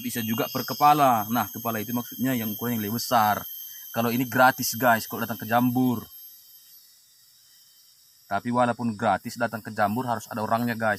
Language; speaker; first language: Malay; non-native, local second language; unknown